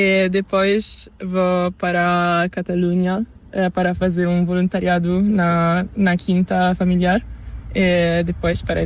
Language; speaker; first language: Spanish; non-native, learner; Italian